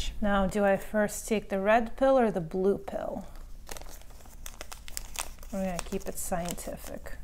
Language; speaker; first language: English; native; English